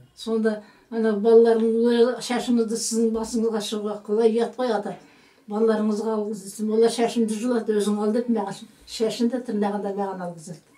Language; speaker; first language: Kazakh; native; Kazakh